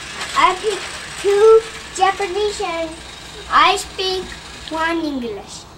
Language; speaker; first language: English; early bilingual, other home language; Japanese